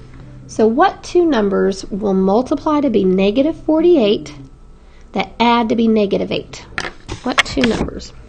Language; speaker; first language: English; native; English